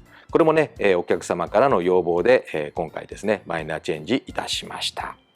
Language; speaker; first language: Japanese; native; Japanese